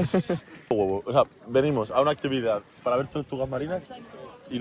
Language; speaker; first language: Spanish; native; Spanish